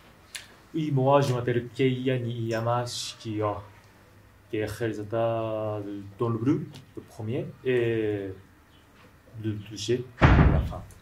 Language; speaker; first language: French; non-native, learner; Japanese